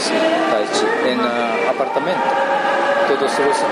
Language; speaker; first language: Spanish; non-native, learner; Japanese